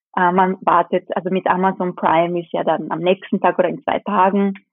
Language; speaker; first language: German; early bilingual, other home language; Japanese